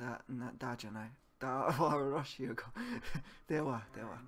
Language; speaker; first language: Japanese; non-native, learner; English